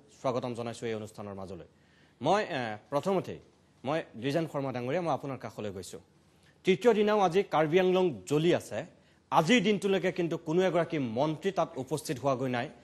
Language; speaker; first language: Assamese; native; Assamese